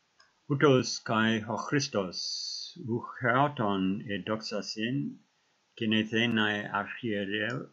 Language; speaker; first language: Greek; non-native, learner; English